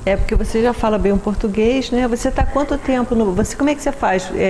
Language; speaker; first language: Portuguese; native; Portuguese